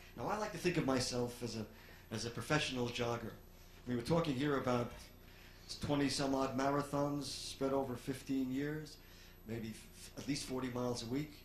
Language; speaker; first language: English; native; English